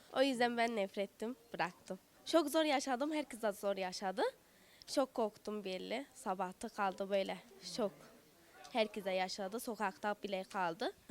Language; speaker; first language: Turkish; early bilingual, other home language; Arabic